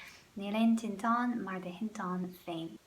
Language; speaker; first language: Irish; non-native, local second language; English